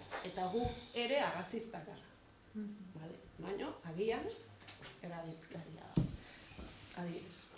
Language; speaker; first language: Basque; non-native, fluent; Catalan